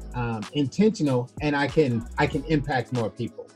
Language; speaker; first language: English; native; English